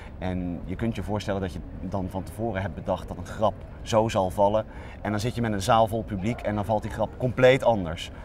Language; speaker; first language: Dutch; native; Dutch